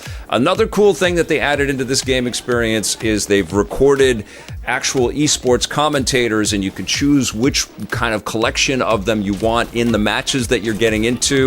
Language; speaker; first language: English; native; English